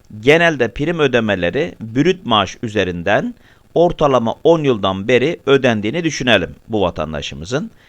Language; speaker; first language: Turkish; native; Turkish